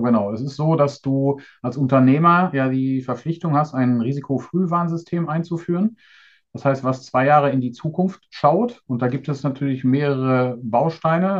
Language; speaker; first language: German; native; German